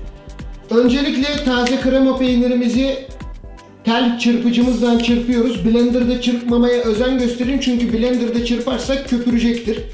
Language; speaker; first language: Turkish; native; Turkish